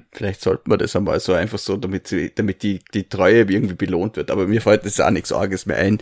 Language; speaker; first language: German; native; German